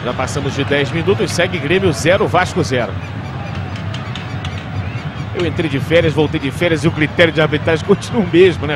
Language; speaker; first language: Portuguese; native; Portuguese